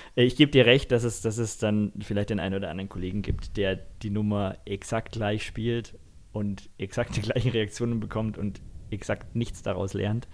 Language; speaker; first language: German; native; German